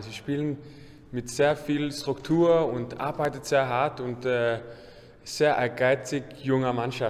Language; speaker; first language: German; non-native, learner; English